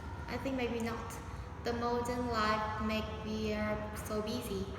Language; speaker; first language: English; non-native, learner; Vietnamese